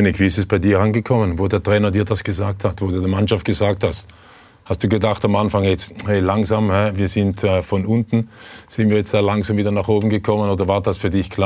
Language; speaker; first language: German; native; German